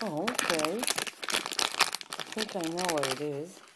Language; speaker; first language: English; non-native, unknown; Hebrew